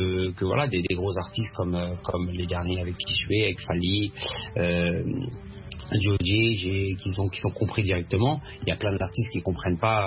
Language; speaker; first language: French; early bilingual, other home language; Arabic